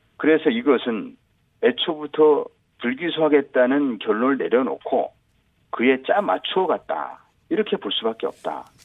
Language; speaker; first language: Korean; native; Korean